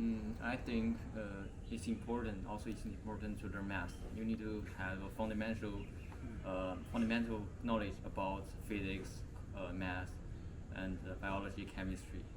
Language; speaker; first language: English; non-native, learner; Chinese